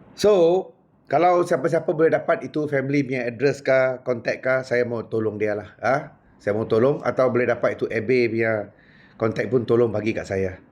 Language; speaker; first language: Malay; non-native, local second language; Punjabi